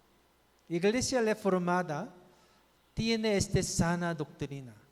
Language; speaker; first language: Spanish; non-native, fluent; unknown